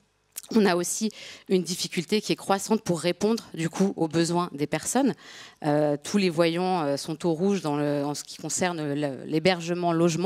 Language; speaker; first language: French; native; French